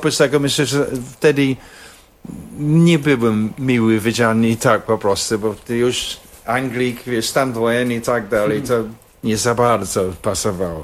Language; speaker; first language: Polish; non-native, fluent; English